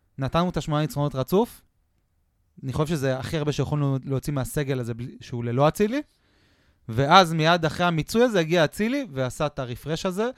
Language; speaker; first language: Hebrew; native; Hebrew